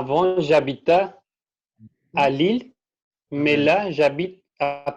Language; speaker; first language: French; non-native, learner; Kurdish